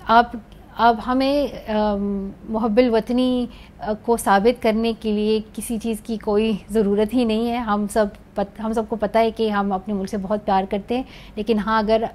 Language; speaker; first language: Urdu; non-native, local second language; Pashto